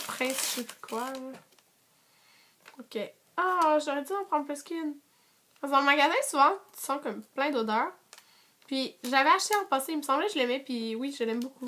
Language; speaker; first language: French; native; French